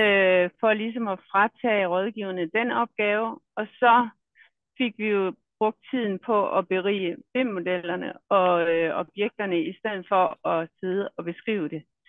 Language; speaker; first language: Danish; native; Danish